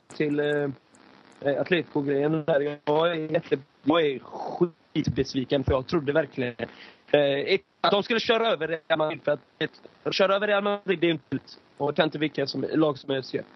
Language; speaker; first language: Swedish; early bilingual, other home language; Persian